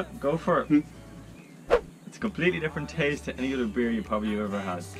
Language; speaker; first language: English; native; English